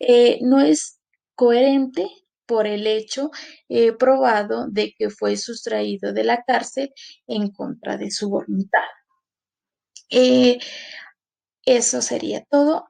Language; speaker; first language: Spanish; native; Spanish